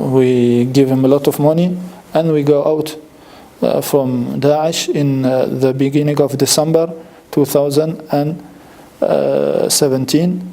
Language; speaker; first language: English; non-native, fluent; French